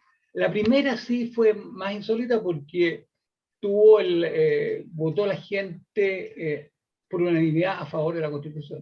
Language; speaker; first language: Spanish; native; Spanish